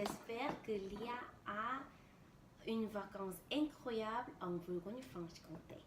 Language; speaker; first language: French; non-native, learner; Korean